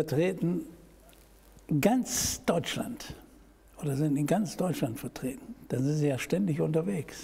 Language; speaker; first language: German; native; German